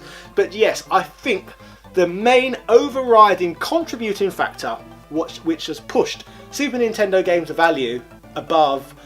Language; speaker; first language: English; native; English